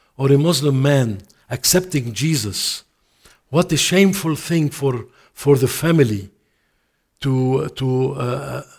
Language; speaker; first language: English; non-native, fluent; Arabic